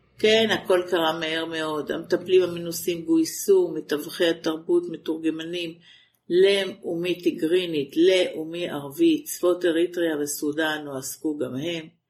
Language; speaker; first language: Hebrew; native; Hebrew